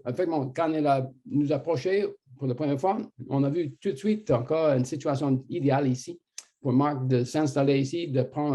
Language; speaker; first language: French; non-native, fluent; English